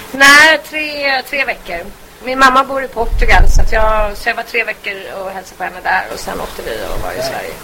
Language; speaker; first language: Swedish; native; Swedish